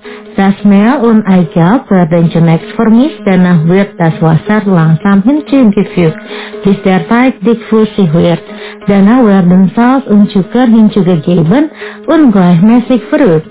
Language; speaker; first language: German; non-native, fluent; Indonesian